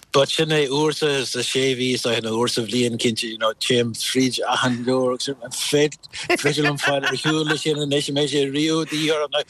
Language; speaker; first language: Irish; non-native, local second language; English